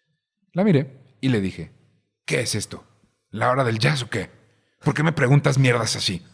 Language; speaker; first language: Spanish; native; Spanish